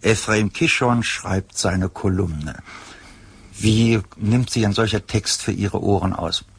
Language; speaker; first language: German; native; German